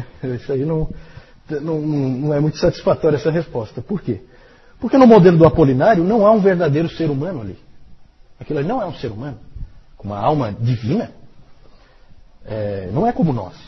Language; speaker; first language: Portuguese; native; Portuguese